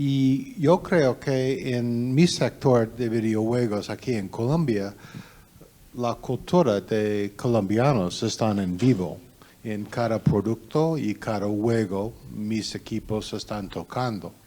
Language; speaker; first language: Spanish; non-native, learner; English